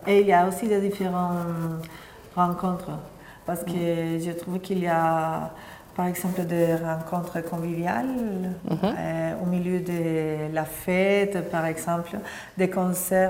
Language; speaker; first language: French; non-native, fluent; Spanish